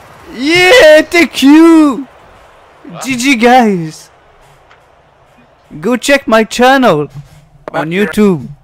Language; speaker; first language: English; non-native, local second language; French